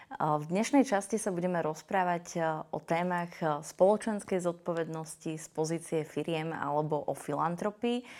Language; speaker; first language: Slovak; native; Slovak